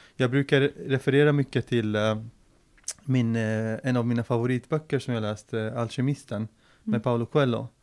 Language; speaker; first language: Swedish; early bilingual, other home language; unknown